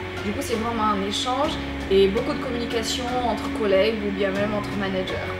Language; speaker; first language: French; non-native, local second language; Morisyen